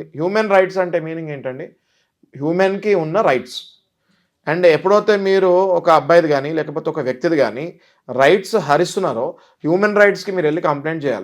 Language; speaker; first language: Telugu; native; Telugu